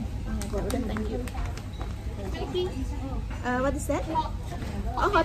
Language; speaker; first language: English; non-native, learner; Indonesian